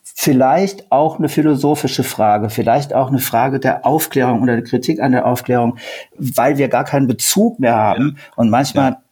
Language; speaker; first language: German; native; German